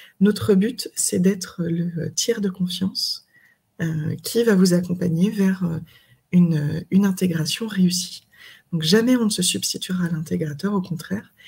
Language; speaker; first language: French; native; French